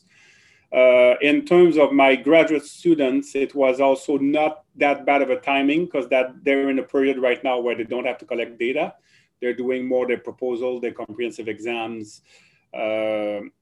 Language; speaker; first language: English; non-native, fluent; French